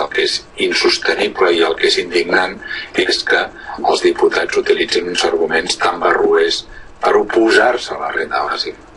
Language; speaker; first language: Catalan; native; Catalan